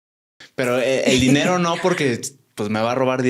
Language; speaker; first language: Spanish; native; Spanish